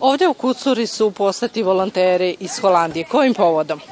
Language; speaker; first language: Serbian; native; Serbian